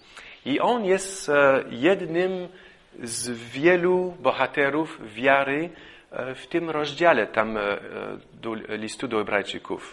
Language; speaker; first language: Polish; non-native, fluent; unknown